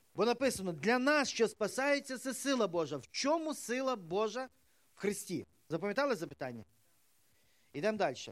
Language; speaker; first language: Ukrainian; native; Ukrainian